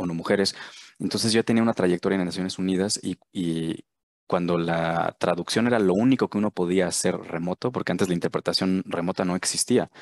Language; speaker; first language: Spanish; native; Spanish